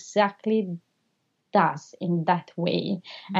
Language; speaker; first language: English; non-native, fluent; Italian